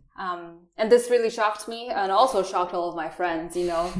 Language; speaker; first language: English; non-native, fluent; Chinese